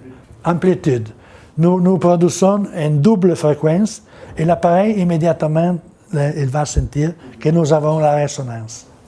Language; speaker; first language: French; non-native, learner; Italian